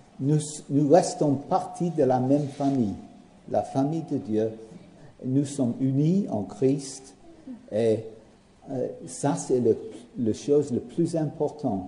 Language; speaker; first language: French; non-native, learner; English